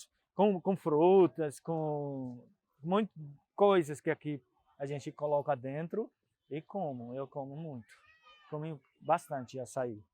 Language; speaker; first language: Portuguese; non-native, fluent; Punjabi